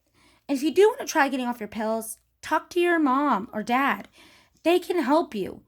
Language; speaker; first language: English; native; English